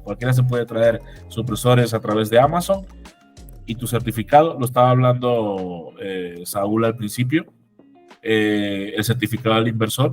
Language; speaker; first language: Spanish; native; Spanish